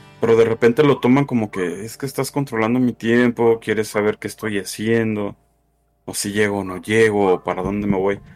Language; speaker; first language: Spanish; native; Spanish